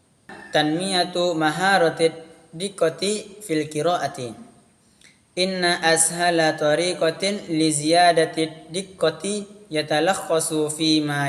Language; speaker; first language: Arabic; non-native, learner; Indonesian